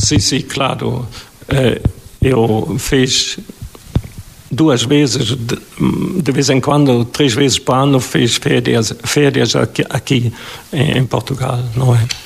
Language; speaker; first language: Portuguese; non-native, fluent; German